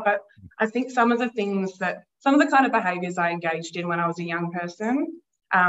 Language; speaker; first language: English; native; English